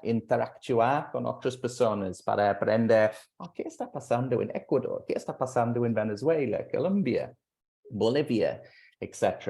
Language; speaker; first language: Spanish; non-native, fluent; English